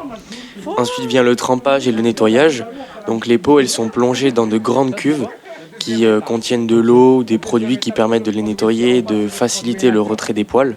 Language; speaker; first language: French; native; French